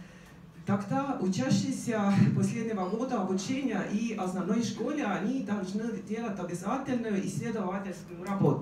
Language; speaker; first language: Russian; non-native, fluent; Estonian